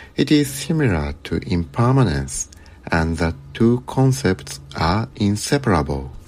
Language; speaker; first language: English; non-native, learner; Japanese